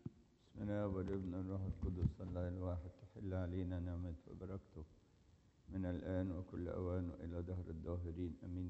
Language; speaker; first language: Arabic; native; Arabic